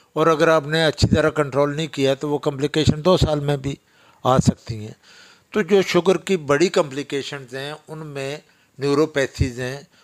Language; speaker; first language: Urdu; non-native, local second language; Pahari-Potwari